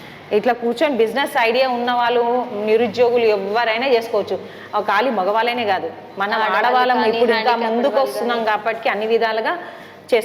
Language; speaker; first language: Telugu; native; Telugu